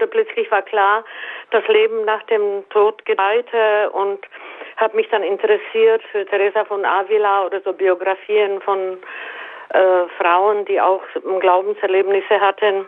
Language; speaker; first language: German; native; German